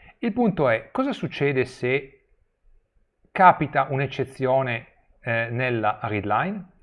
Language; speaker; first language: Italian; native; Italian